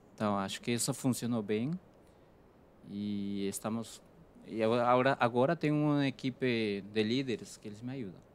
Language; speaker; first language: Portuguese; non-native, fluent; Spanish